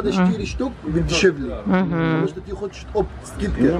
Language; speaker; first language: Russian; non-native, learner; Arabic